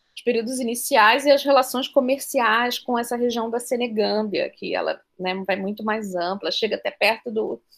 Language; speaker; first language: Portuguese; native; Portuguese